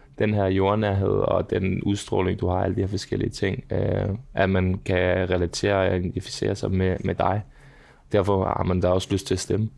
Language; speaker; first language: Danish; early bilingual, other home language; Serbian